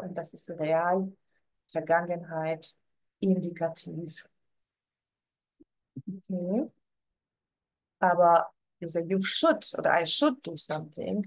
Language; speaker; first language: German; non-native, fluent; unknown